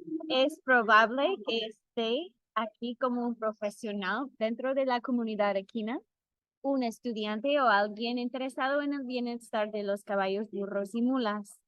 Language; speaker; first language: Spanish; non-native, fluent; English